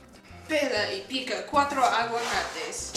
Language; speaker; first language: Spanish; non-native, learner; English